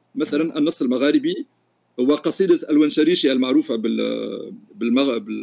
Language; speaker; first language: Arabic; native; Arabic